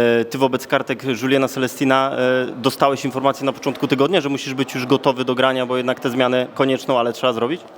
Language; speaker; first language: Polish; native; Polish